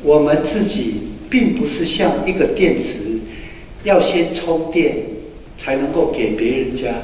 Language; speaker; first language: Chinese; native; Chinese